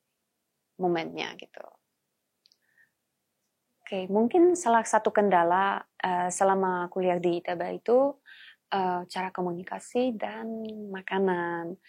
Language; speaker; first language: Indonesian; non-native, fluent; Polish